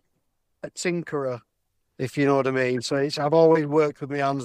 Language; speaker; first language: English; native; English